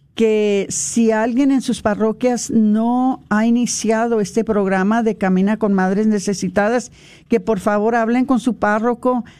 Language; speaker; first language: Spanish; early bilingual, heritage; Spanish